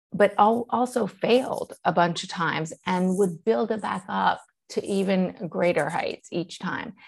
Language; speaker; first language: English; early bilingual, other home language; Persian